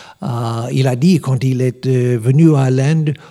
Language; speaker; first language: French; non-native, learner; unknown